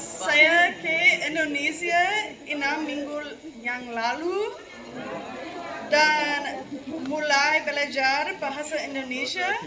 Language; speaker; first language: Indonesian; non-native, learner; English